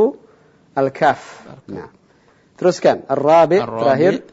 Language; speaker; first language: Indonesian; native; Indonesian